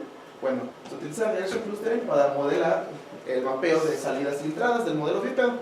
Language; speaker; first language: Spanish; native; Spanish